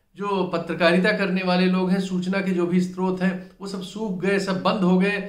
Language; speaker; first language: Hindi; native; Hindi